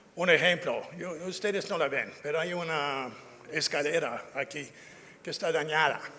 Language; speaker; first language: Spanish; non-native, fluent; English